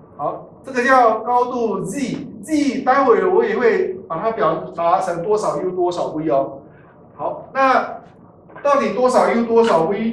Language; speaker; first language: Chinese; native; Chinese